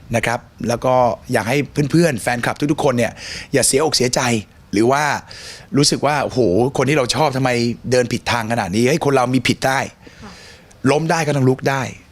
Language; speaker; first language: Thai; early bilingual, heritage; Thai